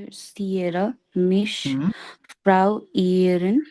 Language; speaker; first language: German; non-native, learner; Nepali